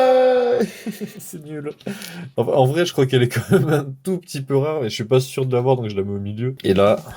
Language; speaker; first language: French; native; French